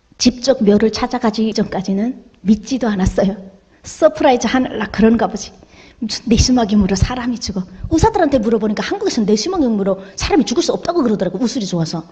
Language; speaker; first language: Korean; native; Korean